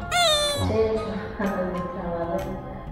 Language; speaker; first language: Korean; non-native, learner; Uzbek